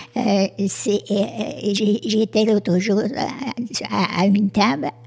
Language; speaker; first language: French; native; French